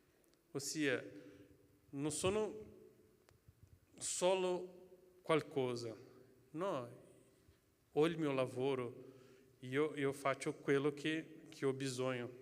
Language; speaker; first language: Italian; non-native, fluent; Portuguese